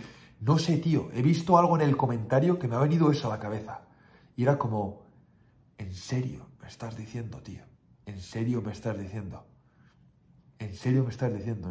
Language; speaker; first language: Spanish; native; Spanish